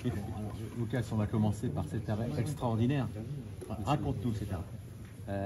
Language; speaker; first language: French; native; French